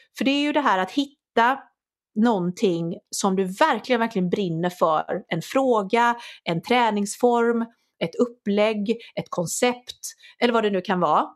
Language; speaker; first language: Swedish; native; Swedish